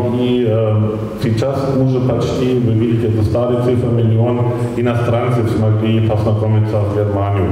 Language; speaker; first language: Russian; non-native, fluent; German